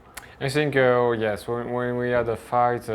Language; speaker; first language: English; non-native, fluent; French